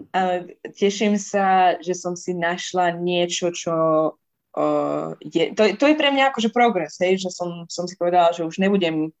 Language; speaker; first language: Slovak; non-native, fluent; Persian